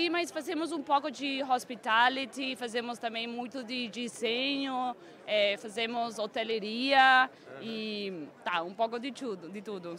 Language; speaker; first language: Portuguese; early bilingual, heritage; Spanish